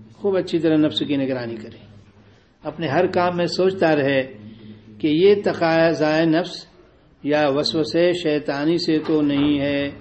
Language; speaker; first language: Urdu; native; Urdu